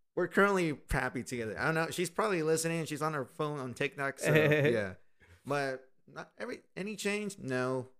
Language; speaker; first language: English; native; English